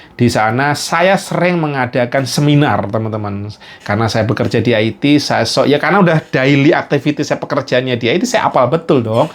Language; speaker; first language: Indonesian; native; Indonesian